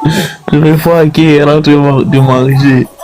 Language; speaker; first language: French; non-native, learner; Haitian Creole